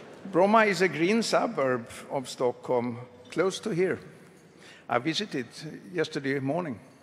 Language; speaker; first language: English; non-native, fluent; Swedish